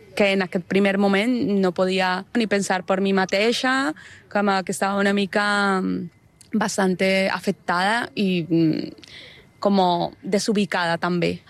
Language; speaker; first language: Catalan; non-native, fluent; Spanish